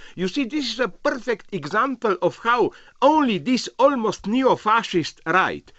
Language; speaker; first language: English; non-native, fluent; Slovenian